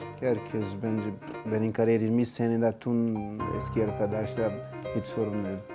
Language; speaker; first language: Turkish; non-native, learner; Portuguese